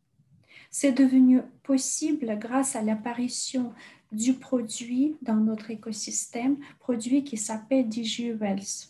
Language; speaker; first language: French; non-native, fluent; Russian